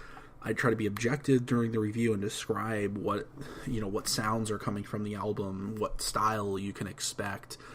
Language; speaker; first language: English; native; English